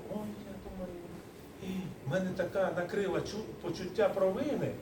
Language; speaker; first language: Ukrainian; native; Ukrainian